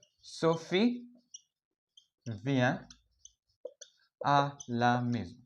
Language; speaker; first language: French; non-native, fluent; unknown